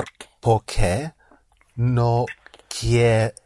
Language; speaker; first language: Spanish; non-native, learner; English